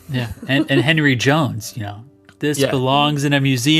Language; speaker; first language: English; native; English